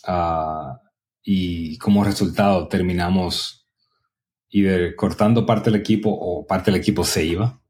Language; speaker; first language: Spanish; early bilingual, other home language; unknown